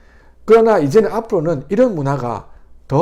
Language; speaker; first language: Korean; native; Korean